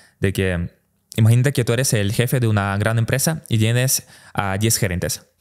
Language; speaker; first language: Spanish; early bilingual, other home language; Russian